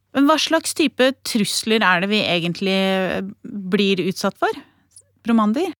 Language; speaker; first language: Norwegian; native; Norwegian